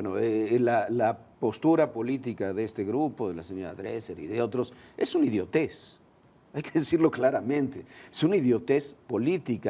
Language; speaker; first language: Spanish; native; Spanish